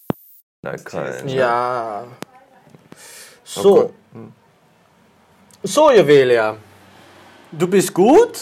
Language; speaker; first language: German; non-native, learner; English